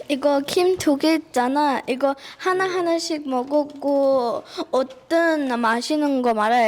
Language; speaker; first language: Korean; early bilingual, other home language; Mongolian